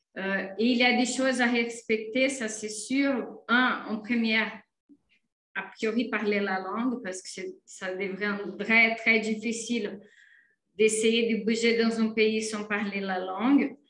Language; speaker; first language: French; non-native, fluent; Portuguese